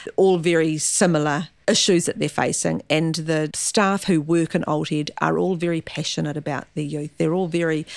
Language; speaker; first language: English; native; English